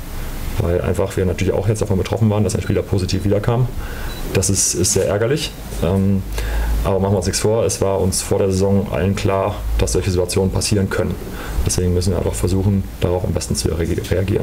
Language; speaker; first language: German; native; German